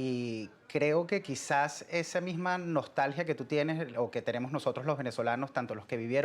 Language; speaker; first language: Spanish; native; Spanish